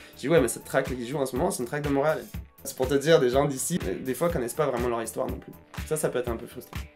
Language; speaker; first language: French; native; French